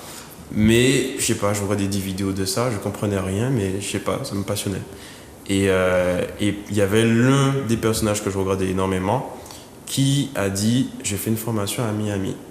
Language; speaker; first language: French; native; French